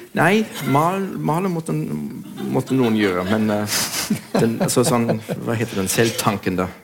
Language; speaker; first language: Norwegian; non-native, fluent; German